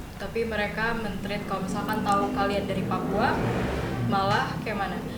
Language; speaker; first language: Indonesian; native; Indonesian